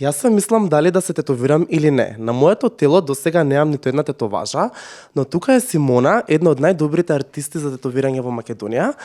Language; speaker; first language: Macedonian; native; Macedonian